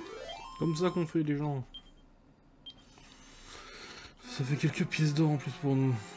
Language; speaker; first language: French; native; French